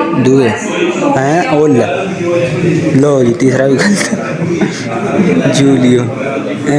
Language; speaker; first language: Hindi; non-native, local second language; Punjabi